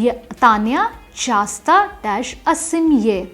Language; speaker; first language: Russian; non-native, fluent; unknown